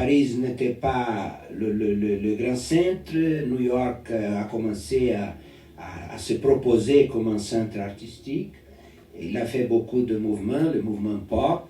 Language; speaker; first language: French; non-native, learner; Portuguese